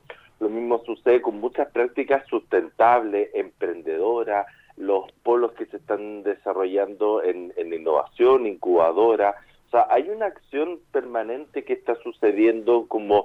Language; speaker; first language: Spanish; native; Spanish